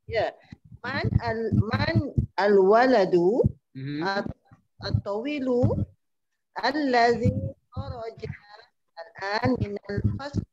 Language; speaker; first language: Arabic; non-native, learner; Malay